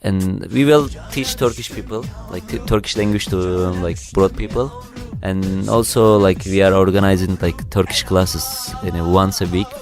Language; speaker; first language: English; non-native, learner; Turkish